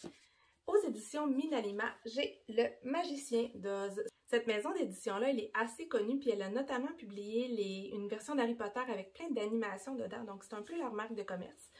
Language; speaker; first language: French; native; French